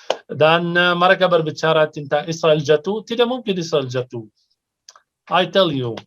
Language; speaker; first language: Indonesian; non-native, fluent; Arabic